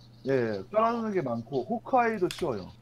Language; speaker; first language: Korean; native; Korean